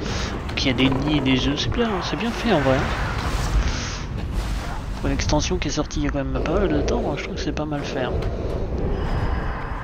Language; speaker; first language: French; native; French